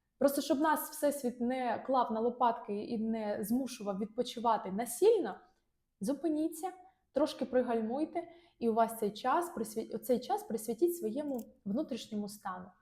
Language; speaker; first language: Ukrainian; non-native, local second language; Russian